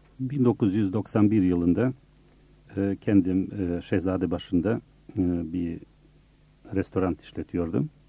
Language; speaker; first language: Turkish; early bilingual, other home language; Bosnian